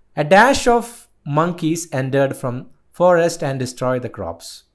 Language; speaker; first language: English; non-native, local second language; Malayalam